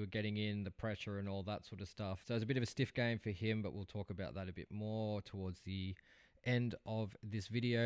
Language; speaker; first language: English; native; English